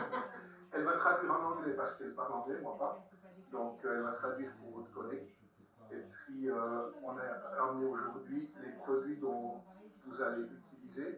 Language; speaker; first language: French; native; French